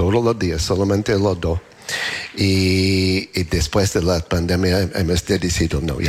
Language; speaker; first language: Spanish; non-native, learner; English